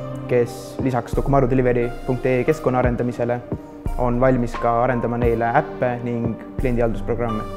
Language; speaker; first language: Estonian; native; Estonian